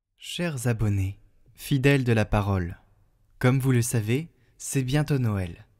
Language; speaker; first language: French; native; French